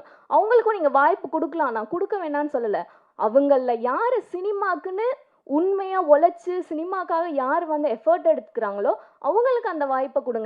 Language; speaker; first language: Tamil; native; Tamil